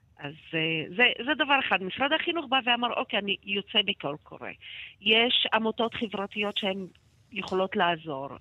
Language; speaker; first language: Hebrew; non-native, local second language; Arabic